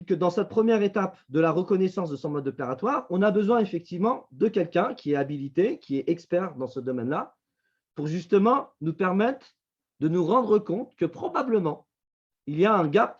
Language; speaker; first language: French; native; French